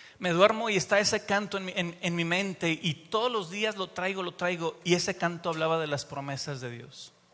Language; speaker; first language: Spanish; native; Spanish